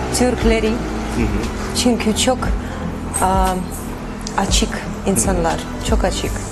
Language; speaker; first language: Turkish; non-native, learner; Russian